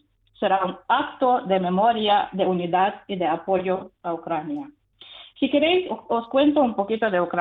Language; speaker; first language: Spanish; non-native, fluent; Ukrainian